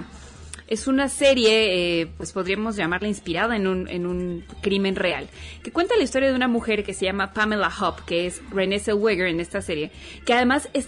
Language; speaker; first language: Spanish; native; Spanish